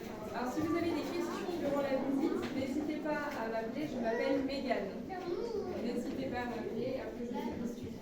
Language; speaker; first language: French; native; French